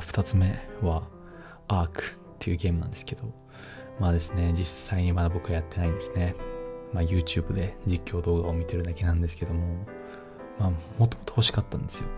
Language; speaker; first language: Japanese; native; Japanese